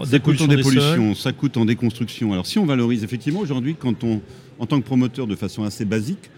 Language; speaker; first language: French; native; French